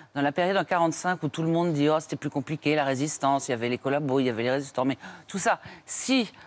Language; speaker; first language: French; native; French